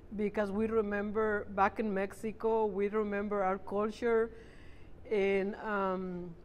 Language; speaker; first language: English; non-native, fluent; Spanish